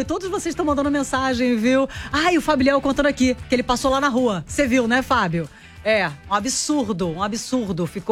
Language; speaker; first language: Portuguese; native; Portuguese